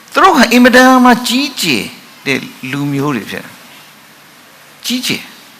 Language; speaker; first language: Burmese; non-native, local second language; S'gaw Karen